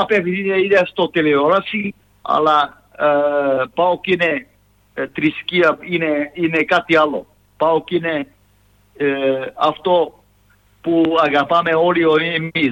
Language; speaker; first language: Greek; non-native, fluent; Serbian